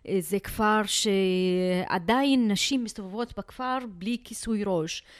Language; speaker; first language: Hebrew; non-native, local second language; Arabic